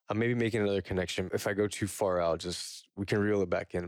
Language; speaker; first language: English; native; English